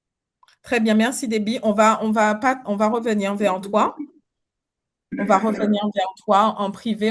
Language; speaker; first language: French; native; French